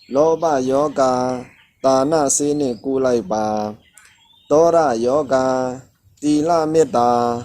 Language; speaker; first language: Burmese; non-native, local second language; Shan